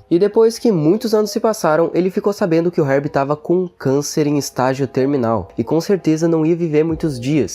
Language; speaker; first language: Portuguese; native; Portuguese